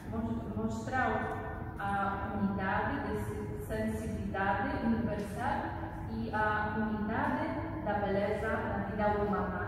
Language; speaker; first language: Portuguese; non-native, learner; Polish